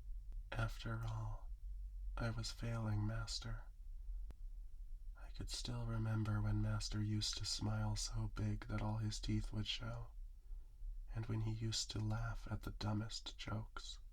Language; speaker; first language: English; native; English